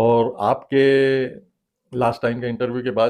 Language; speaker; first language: Hindi; native; Hindi